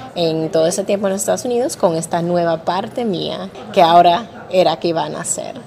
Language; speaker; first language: Spanish; early bilingual, heritage; Spanish